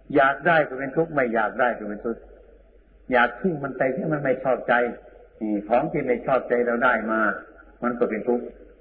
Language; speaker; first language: Thai; non-native, local second language; Northeastern Thai